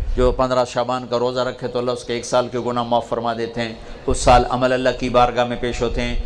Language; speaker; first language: Urdu; non-native, local second language; Punjabi